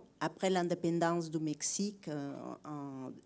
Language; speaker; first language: French; non-native, fluent; Spanish